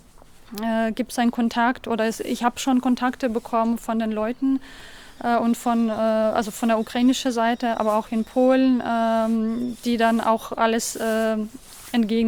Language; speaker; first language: German; non-native, fluent; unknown